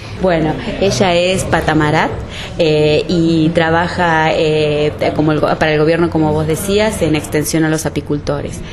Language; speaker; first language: Spanish; native; Spanish